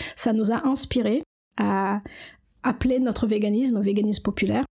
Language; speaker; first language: French; non-native, fluent; Portuguese